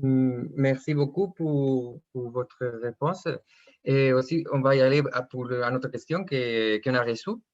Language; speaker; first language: French; non-native, fluent; Spanish